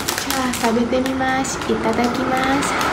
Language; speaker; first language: Japanese; non-native, learner; Indonesian